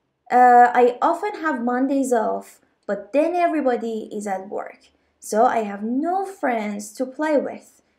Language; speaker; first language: English; non-native, fluent; Persian